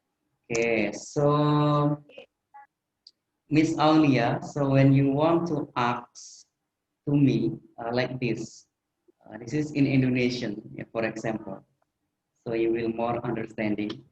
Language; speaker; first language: English; non-native, fluent; Indonesian